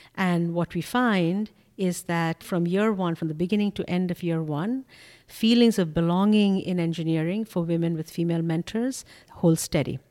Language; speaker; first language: English; non-native, local second language; Bangla